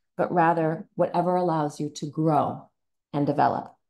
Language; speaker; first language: English; native; English